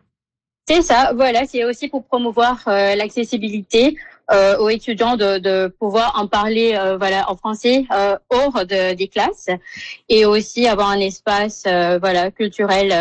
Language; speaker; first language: French; non-native, local second language; Morisyen